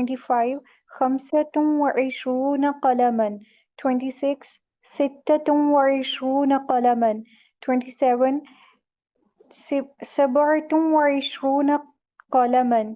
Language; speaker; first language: Arabic; non-native, learner; Urdu